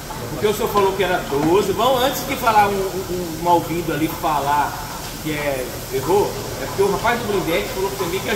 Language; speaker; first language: Portuguese; native; Portuguese